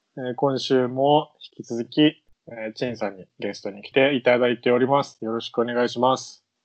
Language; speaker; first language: Japanese; native; Japanese